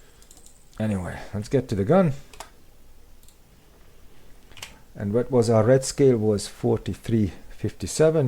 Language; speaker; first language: English; non-native, fluent; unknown